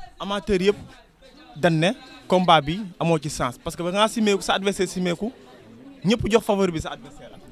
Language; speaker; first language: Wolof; native; Wolof